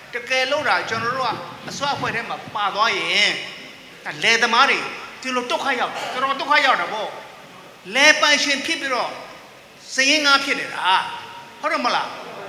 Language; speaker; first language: Burmese; non-native, local second language; Shan